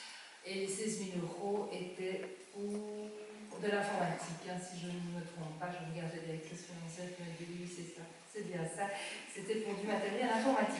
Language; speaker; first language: French; native; French